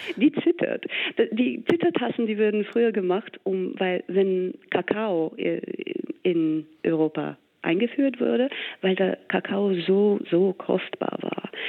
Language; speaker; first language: German; non-native, fluent; English